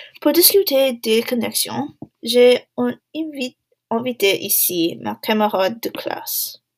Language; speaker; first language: French; non-native, learner; English